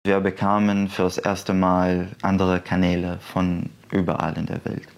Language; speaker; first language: German; non-native, fluent; Arabic